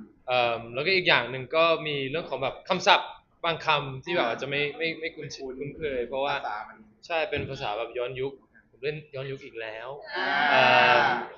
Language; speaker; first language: Thai; early bilingual, heritage; Thai